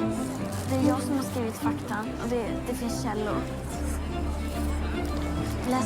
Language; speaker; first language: Swedish; native; Swedish